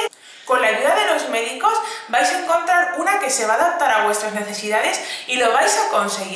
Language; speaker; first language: Spanish; native; Spanish